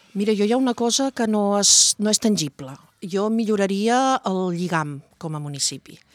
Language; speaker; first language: Catalan; native; Catalan